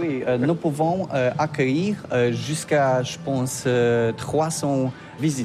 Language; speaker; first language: French; non-native, learner; Polish